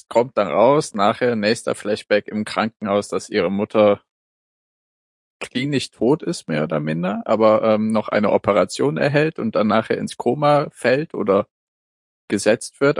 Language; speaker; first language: German; native; German